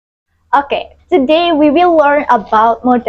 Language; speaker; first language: English; non-native, learner; Indonesian